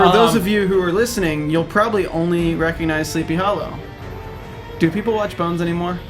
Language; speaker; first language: English; native; English